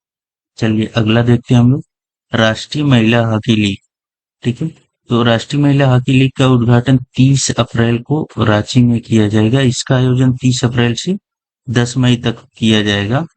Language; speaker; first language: Hindi; native; Hindi